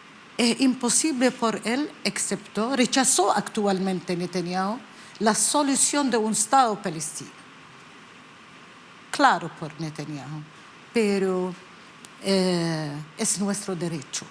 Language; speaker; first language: Spanish; non-native, learner; Arabic